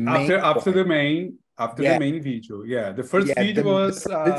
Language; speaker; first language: English; non-native, learner; Portuguese